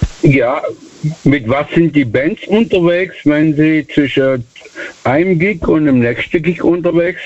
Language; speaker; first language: German; native; German